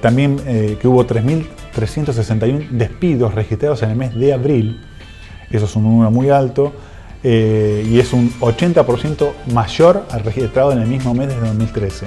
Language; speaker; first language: Spanish; native; Spanish